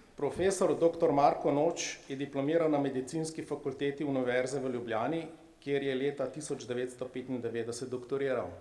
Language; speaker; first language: Slovenian; native; Slovenian